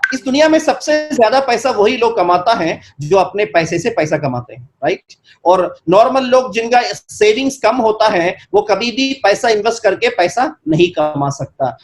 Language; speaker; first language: Hindi; non-native, local second language; Malayalam